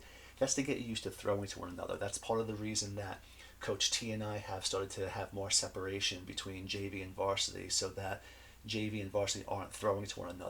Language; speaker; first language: English; native; English